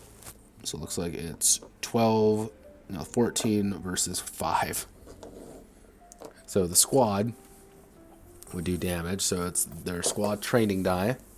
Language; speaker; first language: English; native; English